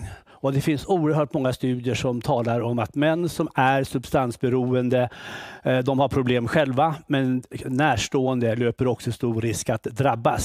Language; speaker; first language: Swedish; native; Swedish